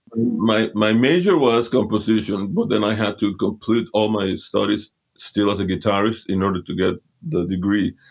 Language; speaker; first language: English; early bilingual, other home language; Spanish